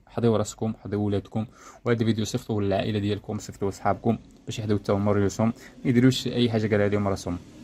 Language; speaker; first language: Arabic; native; Arabic